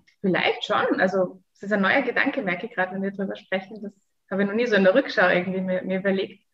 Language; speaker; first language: German; native; German